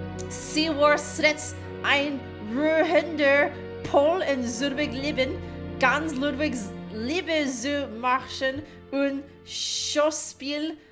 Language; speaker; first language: German; non-native, learner; English